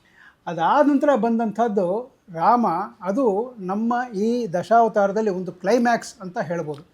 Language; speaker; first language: Kannada; native; Kannada